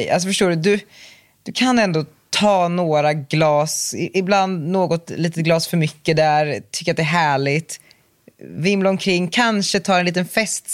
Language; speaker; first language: Swedish; native; Swedish